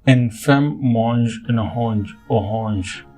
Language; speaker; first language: French; non-native, learner; Hindi